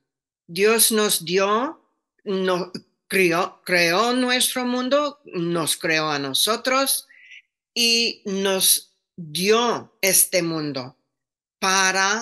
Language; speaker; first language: Spanish; non-native, fluent; English